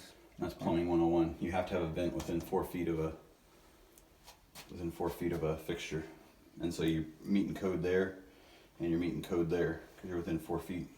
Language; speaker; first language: English; native; English